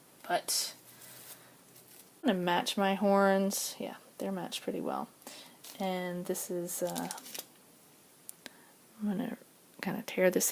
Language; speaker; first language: English; native; English